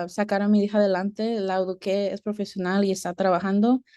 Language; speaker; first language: Spanish; early bilingual, heritage; Spanish